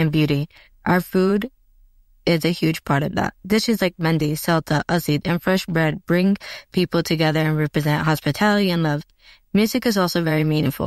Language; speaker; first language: English; non-native, local second language; Arabic